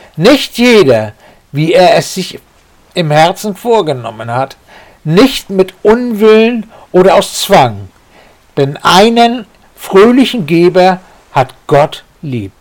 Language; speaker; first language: German; native; German